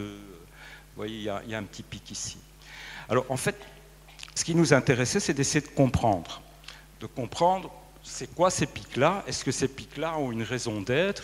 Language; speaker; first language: French; native; French